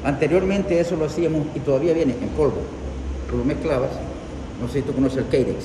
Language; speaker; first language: Spanish; native; Spanish